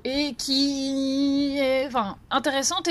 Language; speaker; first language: French; native; French